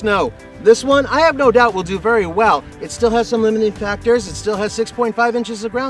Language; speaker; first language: English; native; English